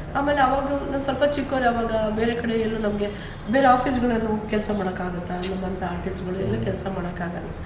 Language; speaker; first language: Kannada; non-native, fluent; Nepali